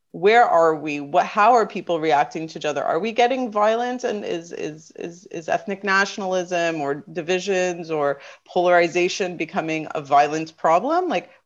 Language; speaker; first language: English; native; English